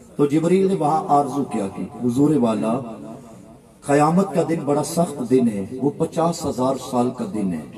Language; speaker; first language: Urdu; non-native, local second language; Punjabi